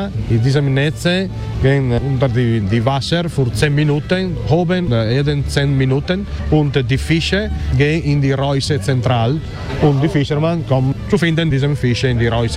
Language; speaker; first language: German; non-native, learner; Italian